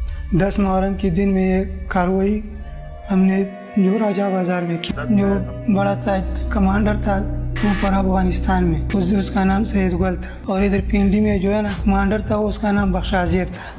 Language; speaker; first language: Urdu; non-native, local second language; Pashto